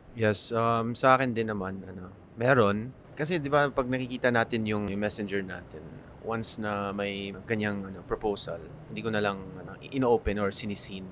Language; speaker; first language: Filipino; non-native, local second language; Cebuano